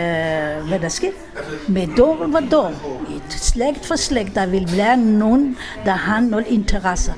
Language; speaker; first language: Danish; non-native, fluent; Hebrew